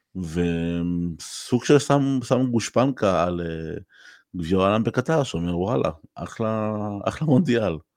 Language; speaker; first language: Hebrew; native; Hebrew